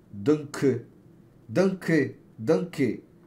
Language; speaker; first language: German; non-native, learner; Portuguese